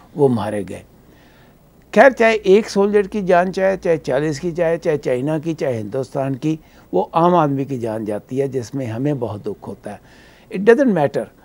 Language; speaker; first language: Hindi; native; Hindi